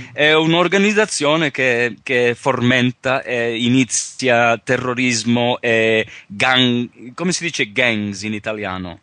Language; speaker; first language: Italian; early bilingual, heritage; Italian